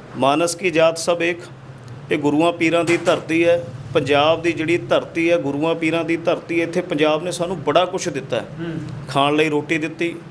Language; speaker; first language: Punjabi; non-native, local second language; Hindi